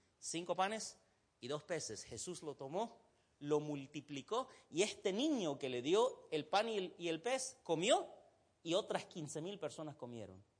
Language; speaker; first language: Spanish; non-native, fluent; Arabic